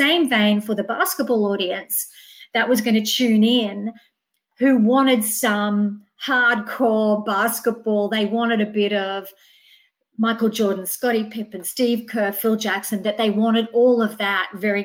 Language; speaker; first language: English; native; English